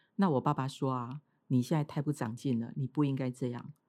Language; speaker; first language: Chinese; native; Chinese